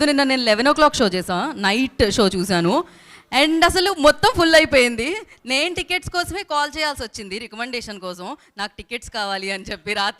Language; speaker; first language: Telugu; native; Telugu